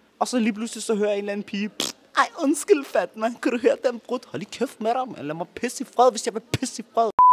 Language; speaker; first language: Danish; early bilingual, other home language; Turkish